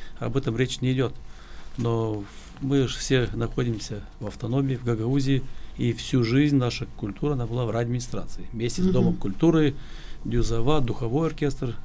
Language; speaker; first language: Russian; non-native, local second language; Gagauz